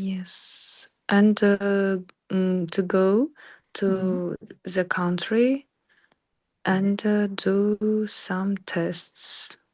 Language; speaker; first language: English; non-native, learner; Russian